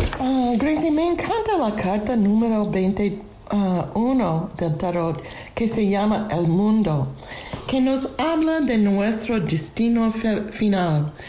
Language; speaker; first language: Spanish; non-native, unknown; English